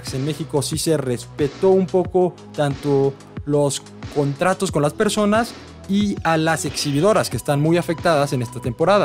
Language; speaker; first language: Spanish; native; Spanish